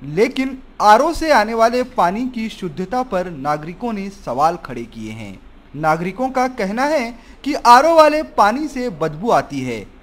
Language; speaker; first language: Hindi; non-native, local second language; Marathi